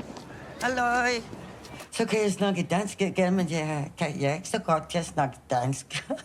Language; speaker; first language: Danish; non-native, local second language; Kalaallisut